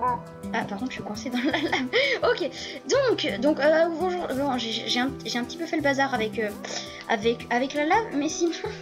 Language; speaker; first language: French; native; French